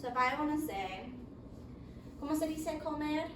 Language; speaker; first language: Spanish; non-native, fluent; English